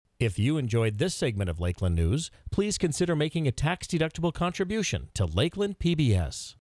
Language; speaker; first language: English; native; English